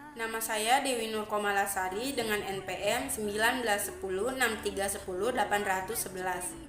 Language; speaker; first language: Indonesian; non-native, local second language; Javanese